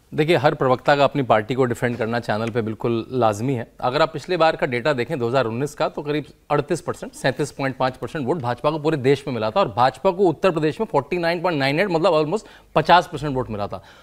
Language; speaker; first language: Hindi; native; Hindi